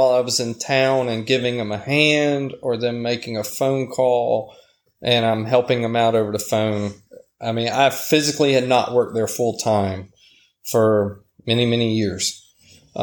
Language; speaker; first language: English; native; English